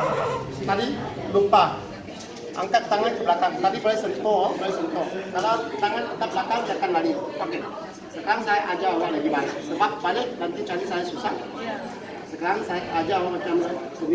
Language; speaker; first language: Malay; non-native, local second language; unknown